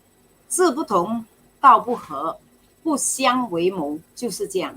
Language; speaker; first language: Chinese; native; Chinese